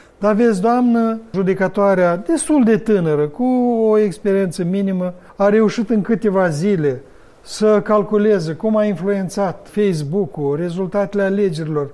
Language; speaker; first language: Romanian; native; Romanian